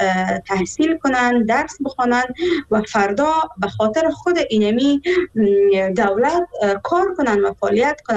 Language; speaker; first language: Persian; native; Persian